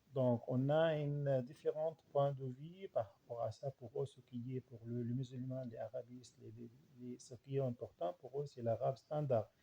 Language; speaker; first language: French; non-native, fluent; Arabic